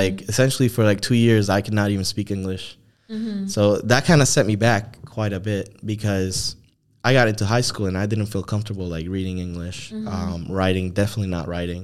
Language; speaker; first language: English; non-native, fluent; Spanish